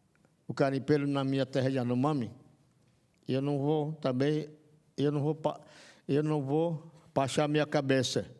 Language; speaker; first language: Portuguese; non-native, local second language; Yanomámi